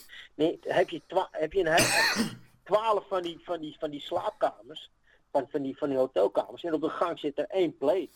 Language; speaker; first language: Dutch; native; Dutch